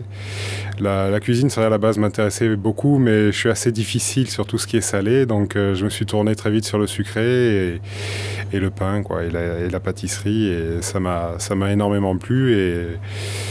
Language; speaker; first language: French; native; French